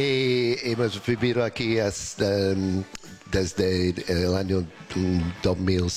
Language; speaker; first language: Spanish; non-native, learner; English